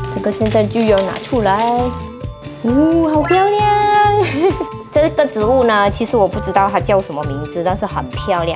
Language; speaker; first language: Chinese; native; Chinese